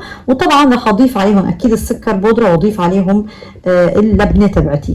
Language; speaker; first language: Arabic; native; Arabic